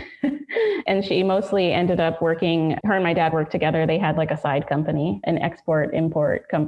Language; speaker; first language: English; native; English